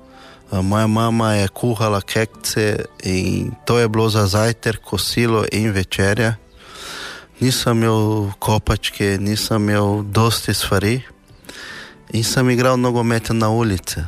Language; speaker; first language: Slovenian; non-native, fluent; Portuguese